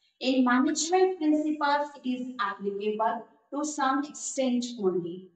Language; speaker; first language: English; non-native, local second language; Hindi